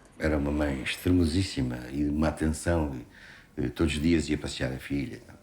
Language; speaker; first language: Portuguese; native; Portuguese